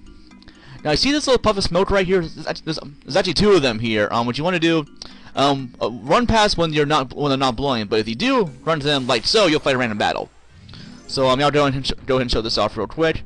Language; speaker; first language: English; native; English